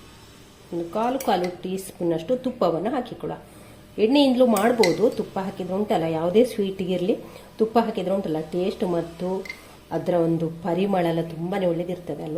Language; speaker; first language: Kannada; native; Kannada